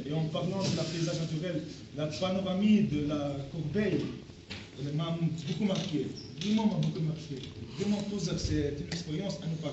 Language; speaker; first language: French; non-native, local second language; Arabic